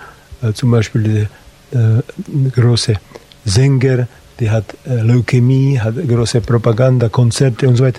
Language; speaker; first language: German; non-native, fluent; Slovak